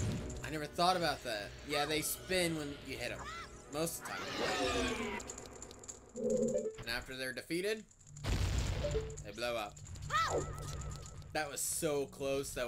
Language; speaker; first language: English; native; English